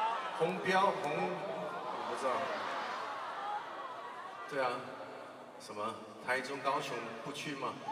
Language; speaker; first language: Chinese; non-native, local second language; Cantonese